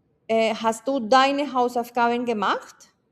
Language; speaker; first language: German; non-native, fluent; Spanish